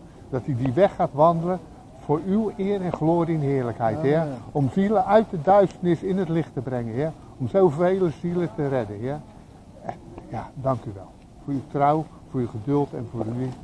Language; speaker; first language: Dutch; native; Dutch